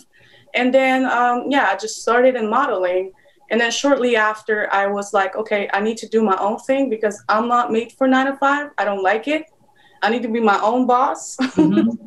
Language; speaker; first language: English; non-native, fluent; Polish